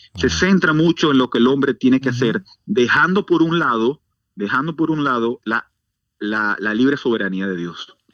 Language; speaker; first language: Spanish; native; Spanish